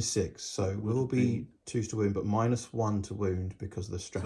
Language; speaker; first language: English; native; English